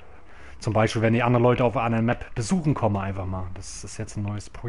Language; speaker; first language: German; native; German